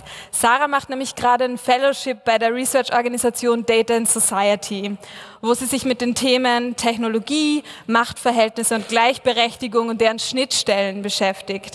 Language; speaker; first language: German; native; German